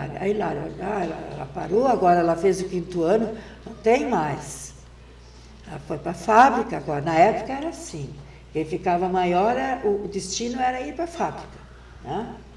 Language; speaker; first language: Portuguese; non-native, local second language; German